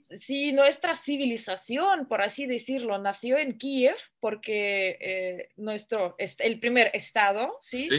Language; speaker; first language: Spanish; non-native, fluent; Russian